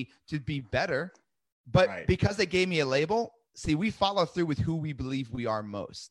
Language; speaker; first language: English; native; English